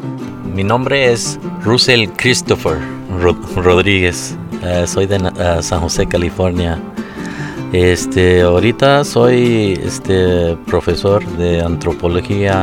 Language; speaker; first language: Spanish; early bilingual, heritage; Spanish